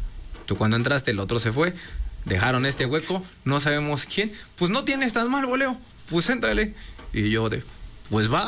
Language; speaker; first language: Spanish; native; Spanish